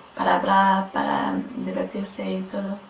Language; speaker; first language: Spanish; non-native, learner; English